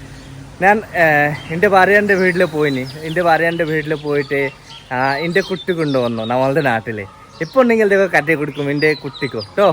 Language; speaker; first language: Malayalam; non-native, learner; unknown